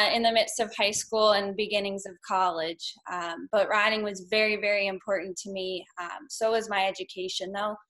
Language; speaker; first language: English; native; English